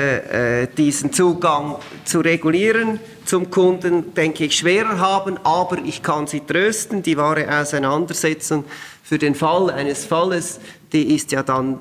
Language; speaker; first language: German; native; German